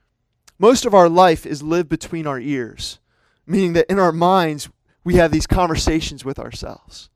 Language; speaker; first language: English; native; English